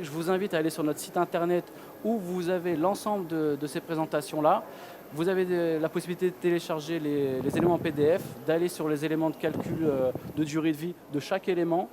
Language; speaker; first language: French; native; French